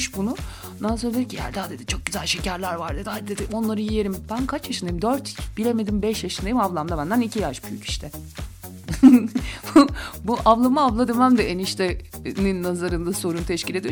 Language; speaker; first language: Turkish; native; Turkish